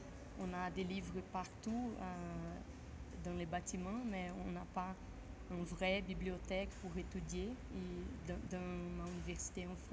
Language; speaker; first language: French; non-native, fluent; Portuguese